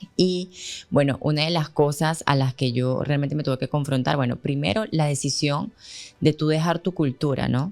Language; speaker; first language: Spanish; native; Spanish